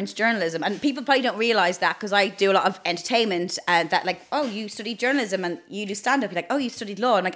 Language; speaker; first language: English; native; English